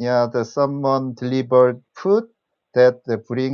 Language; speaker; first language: English; non-native, learner; Korean